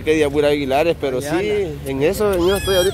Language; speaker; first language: Spanish; native; Spanish